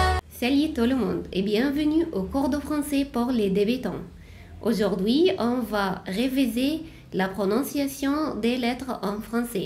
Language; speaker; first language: French; non-native, fluent; Arabic